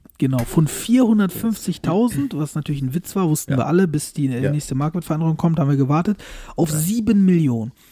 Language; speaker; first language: German; early bilingual, other home language; Turkish